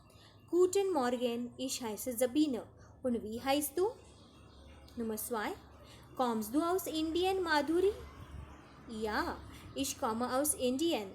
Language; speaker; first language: German; non-native, fluent; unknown